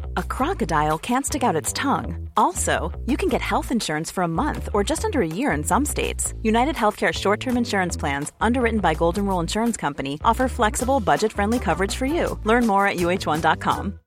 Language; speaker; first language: English; native; English